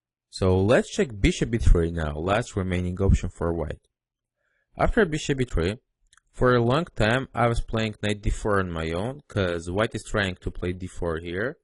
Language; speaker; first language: English; non-native, fluent; Russian